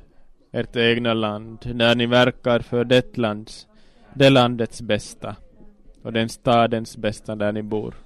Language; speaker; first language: Swedish; non-native, local second language; Finnish